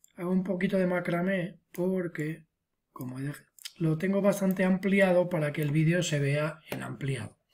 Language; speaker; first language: Spanish; non-native, local second language; Catalan